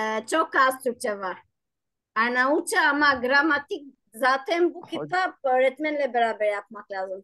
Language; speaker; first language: Turkish; non-native, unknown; Albanian